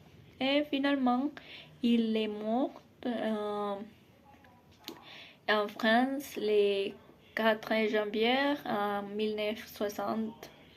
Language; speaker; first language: French; non-native, learner; Spanish